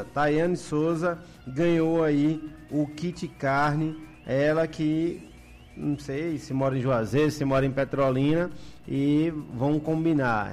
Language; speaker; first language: Portuguese; native; Portuguese